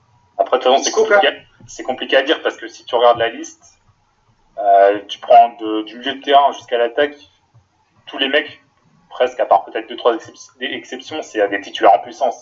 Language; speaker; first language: French; native; French